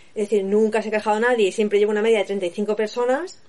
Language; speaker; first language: Spanish; native; Spanish